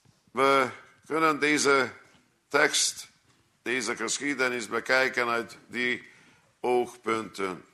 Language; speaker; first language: Dutch; non-native, fluent; Hungarian